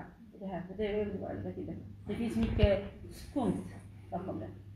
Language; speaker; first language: Swedish; non-native, learner; Tigrinya